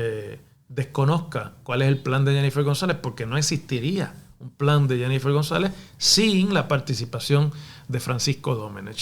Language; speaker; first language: Spanish; native; Spanish